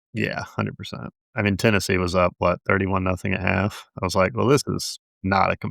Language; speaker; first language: English; native; English